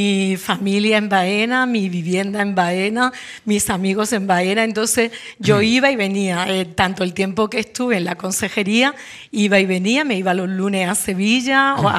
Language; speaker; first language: Spanish; native; Spanish